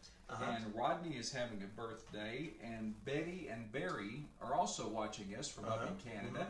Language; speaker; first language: English; native; English